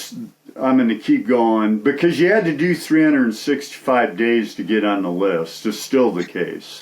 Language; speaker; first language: English; native; English